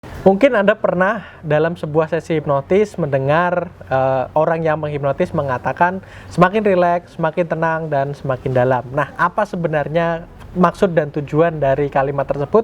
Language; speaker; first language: Indonesian; native; Indonesian